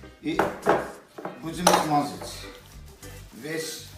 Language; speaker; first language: Russian; non-native, local second language; Azerbaijani